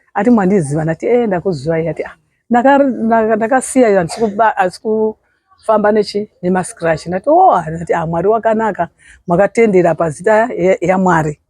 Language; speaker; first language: Shona; non-native, local second language; Nyanja